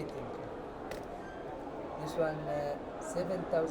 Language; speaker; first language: English; non-native, learner; Arabic